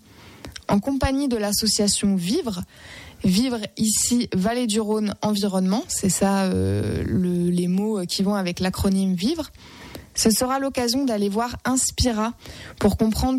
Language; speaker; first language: French; native; French